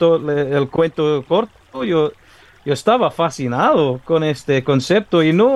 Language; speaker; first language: Spanish; non-native, fluent; English